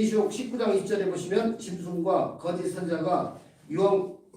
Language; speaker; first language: Korean; native; Korean